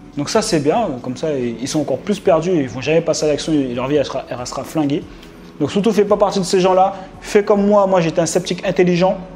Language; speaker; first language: French; native; French